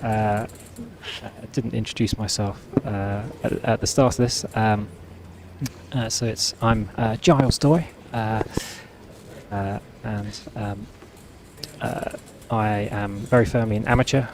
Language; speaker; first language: English; native; English